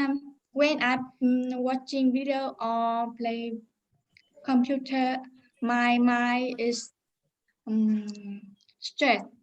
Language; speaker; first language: English; non-native, learner; Vietnamese